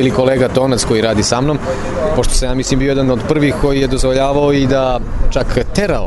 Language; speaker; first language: Serbian; native; Serbian